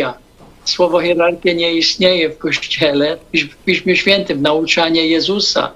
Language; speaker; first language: Polish; non-native, fluent; English